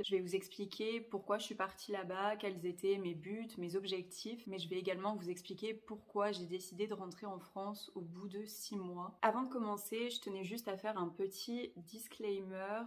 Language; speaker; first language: French; native; French